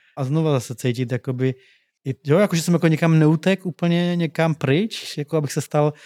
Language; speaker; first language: Czech; native; Czech